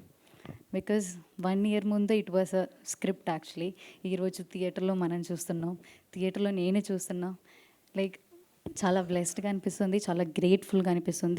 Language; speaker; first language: Telugu; non-native, fluent; Malayalam